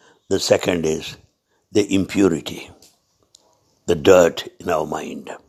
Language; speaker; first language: English; non-native, local second language; Telugu